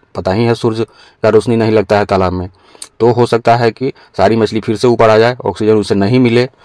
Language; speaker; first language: Hindi; native; Hindi